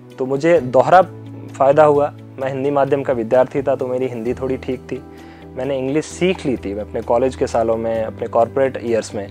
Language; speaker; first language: Hindi; native; Hindi